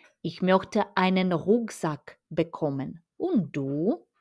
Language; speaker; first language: German; non-native, fluent; Ukrainian